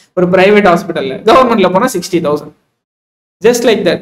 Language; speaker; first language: English; non-native, local second language; Tamil